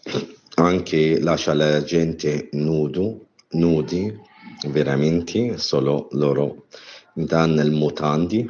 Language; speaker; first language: Italian; non-native, learner; Arabic